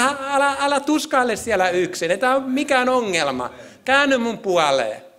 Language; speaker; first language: Finnish; native; Finnish